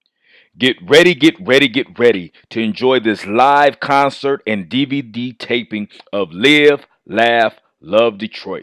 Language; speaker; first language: English; native; English